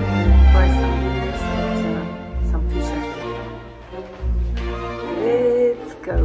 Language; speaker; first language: English; non-native, learner; Russian